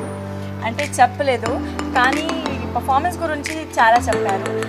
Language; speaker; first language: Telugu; non-native, local second language; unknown